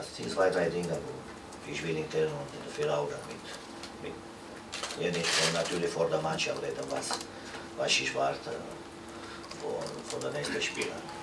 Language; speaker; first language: German; non-native, fluent; Romanian